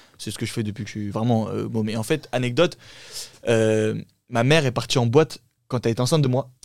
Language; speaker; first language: French; early bilingual, other home language; Turkish